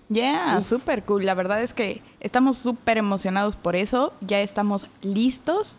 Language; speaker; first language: Spanish; native; Spanish